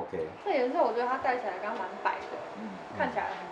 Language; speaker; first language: Chinese; native; Chinese